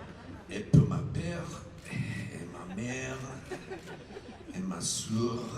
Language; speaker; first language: French; non-native, learner; English